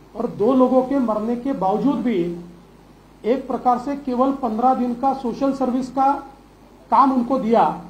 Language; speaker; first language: Hindi; non-native, local second language; Marathi